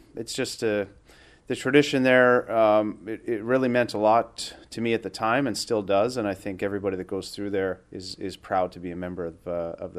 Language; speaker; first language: English; native; English